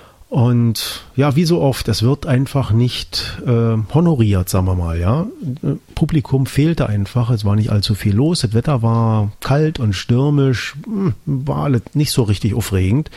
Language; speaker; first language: German; native; German